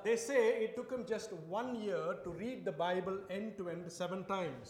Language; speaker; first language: English; non-native, local second language; Tamil